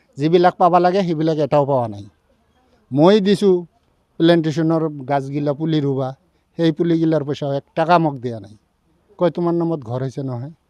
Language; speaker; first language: Assamese; non-native, local second language; Bangla